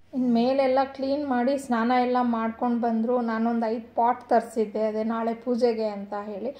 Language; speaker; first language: Kannada; non-native, local second language; Telugu